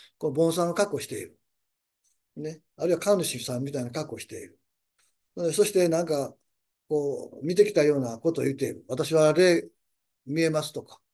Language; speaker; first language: Japanese; native; Japanese